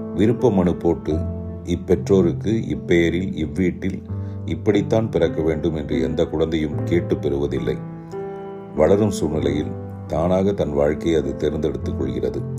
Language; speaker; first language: Tamil; non-native, local second language; Telugu